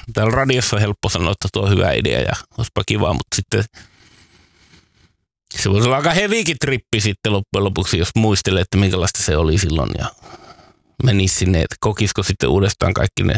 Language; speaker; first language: Finnish; native; Finnish